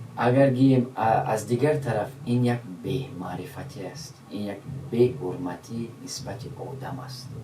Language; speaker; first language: Tajik; non-native, local second language; Shughni